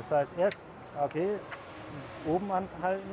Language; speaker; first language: German; native; German